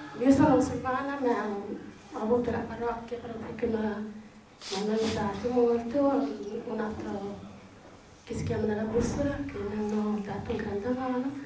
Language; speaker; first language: Italian; non-native, fluent; Arabic